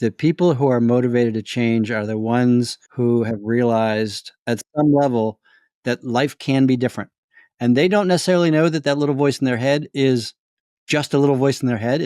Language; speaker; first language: English; native; English